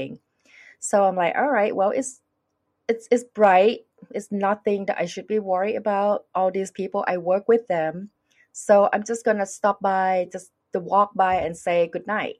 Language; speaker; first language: English; non-native, fluent; Thai